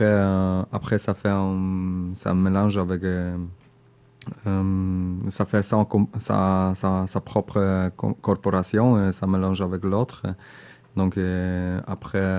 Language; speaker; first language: French; non-native, learner; Indonesian